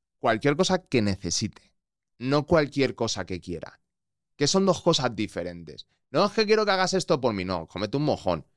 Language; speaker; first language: Spanish; native; Spanish